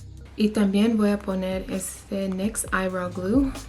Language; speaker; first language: Spanish; early bilingual, heritage; English